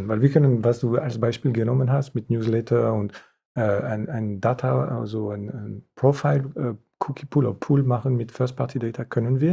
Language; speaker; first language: German; non-native, fluent; French